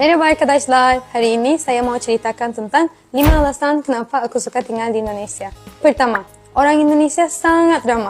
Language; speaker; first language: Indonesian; non-native, fluent; Turkish